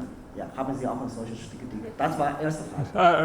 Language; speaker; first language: German; non-native, learner; Chinese